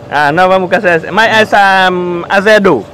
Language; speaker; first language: Portuguese; non-native, learner; Vietnamese